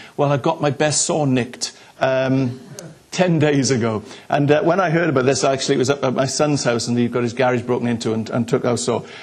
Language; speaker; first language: English; native; English